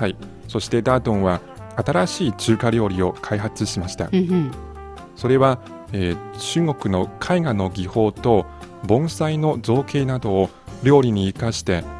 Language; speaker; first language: Japanese; non-native, fluent; Chinese